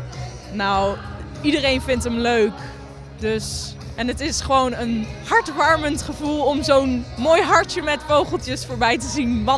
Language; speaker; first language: Dutch; native; Dutch